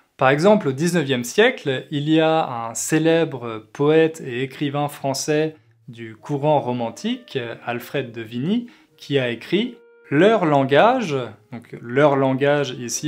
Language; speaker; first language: French; native; French